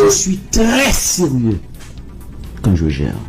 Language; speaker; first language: French; non-native, local second language; Haitian Creole